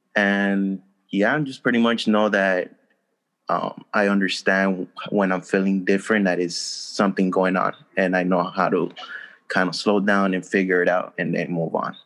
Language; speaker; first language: English; early bilingual, other home language; Spanish